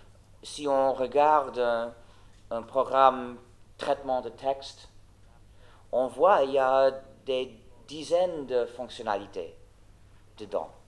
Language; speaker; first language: French; non-native, fluent; English